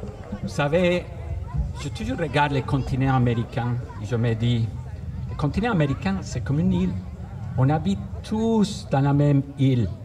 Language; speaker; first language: French; non-native, fluent; Spanish